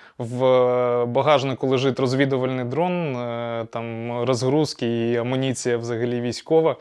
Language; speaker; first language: Ukrainian; non-native, local second language; Russian